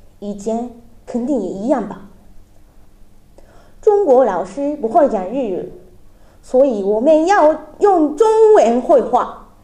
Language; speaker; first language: Chinese; non-native, learner; Japanese